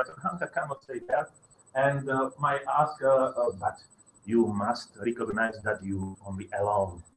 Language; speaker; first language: English; non-native, learner; Slovak